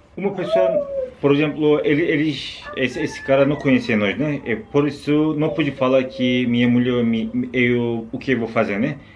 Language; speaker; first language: Portuguese; non-native, learner; Turkish